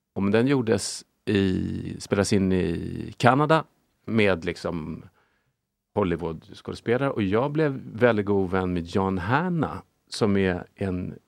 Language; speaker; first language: Swedish; native; Swedish